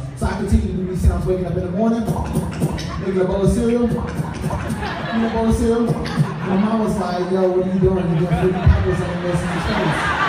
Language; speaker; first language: English; native; English